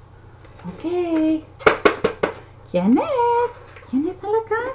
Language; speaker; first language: Spanish; non-native, learner; English